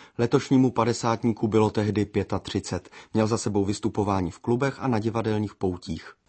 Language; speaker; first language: Czech; native; Czech